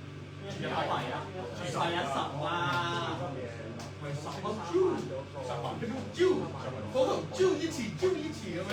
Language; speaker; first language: Cantonese; native; Cantonese